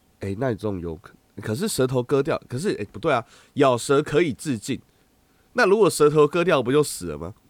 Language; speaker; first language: Chinese; native; Chinese